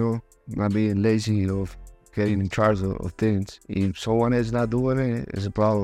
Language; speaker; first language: English; non-native, fluent; Spanish